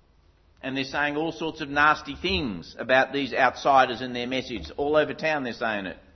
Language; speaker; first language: English; native; English